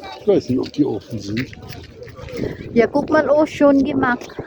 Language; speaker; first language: German; non-native, learner; Cebuano